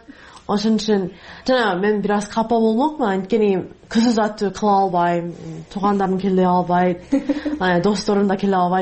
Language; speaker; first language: Kyrgyz; non-native, learner; English